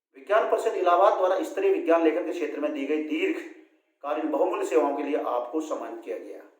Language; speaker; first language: Hindi; native; Hindi